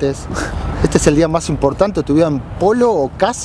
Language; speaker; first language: Spanish; native; Spanish